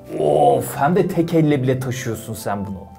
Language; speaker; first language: Turkish; native; Turkish